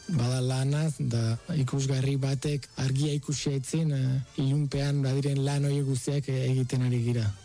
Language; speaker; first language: Basque; non-native, fluent; Spanish